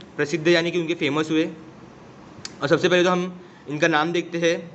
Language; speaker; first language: Hindi; non-native, local second language; Marathi